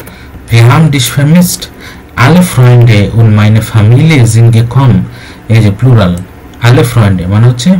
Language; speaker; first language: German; non-native, fluent; Bangla